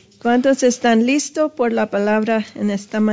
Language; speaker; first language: Spanish; early bilingual, heritage; Spanish